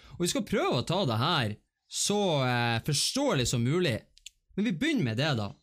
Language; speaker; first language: Norwegian; native; Norwegian